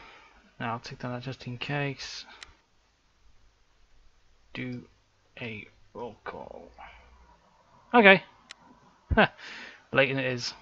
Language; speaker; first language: English; native; English